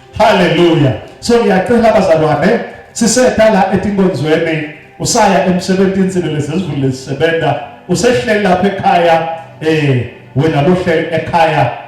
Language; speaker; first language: Zulu; non-native, local second language; Swati